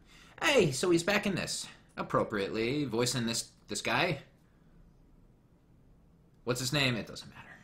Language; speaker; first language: English; native; English